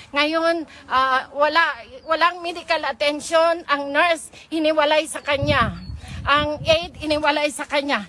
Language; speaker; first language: Filipino; non-native, local second language; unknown